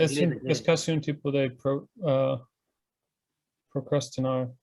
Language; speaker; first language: Spanish; non-native, fluent; English